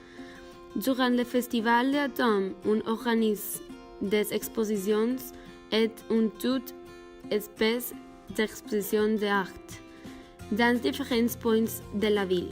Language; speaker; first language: French; non-native, learner; Spanish